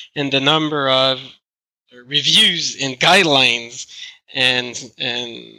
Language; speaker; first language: English; non-native, fluent; French